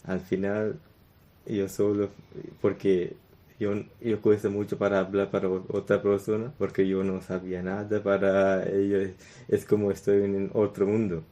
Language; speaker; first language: Spanish; non-native, learner; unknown